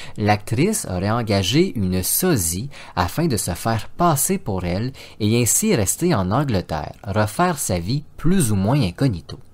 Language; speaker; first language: French; native; French